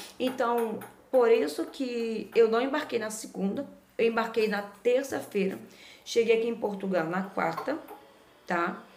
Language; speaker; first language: Portuguese; native; Portuguese